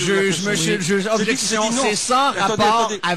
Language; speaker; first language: French; native; French